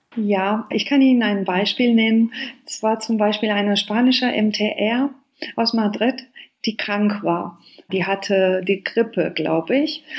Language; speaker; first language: German; non-native, fluent; Spanish